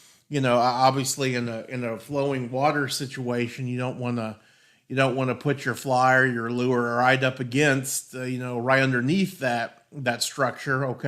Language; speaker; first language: English; native; English